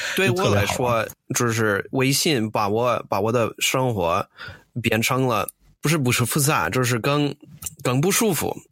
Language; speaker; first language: Chinese; non-native, fluent; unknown